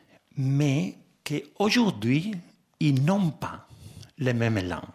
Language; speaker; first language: French; non-native, fluent; Spanish